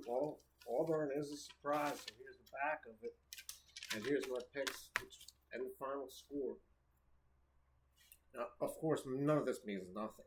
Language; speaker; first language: English; native; English